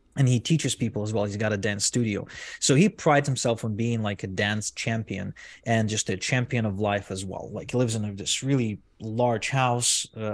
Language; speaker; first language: English; non-native, fluent; Hebrew